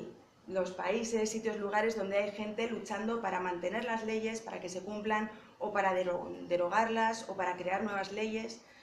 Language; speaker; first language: Spanish; native; Spanish